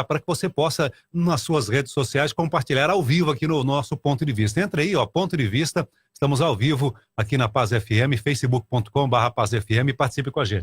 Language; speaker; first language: Portuguese; native; Portuguese